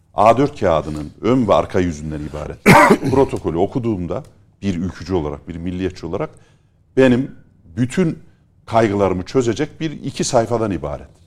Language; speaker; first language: Turkish; native; Turkish